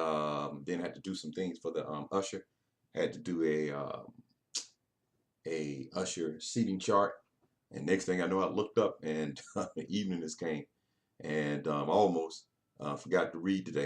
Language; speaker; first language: English; native; English